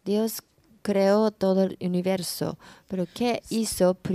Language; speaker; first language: Spanish; non-native, learner; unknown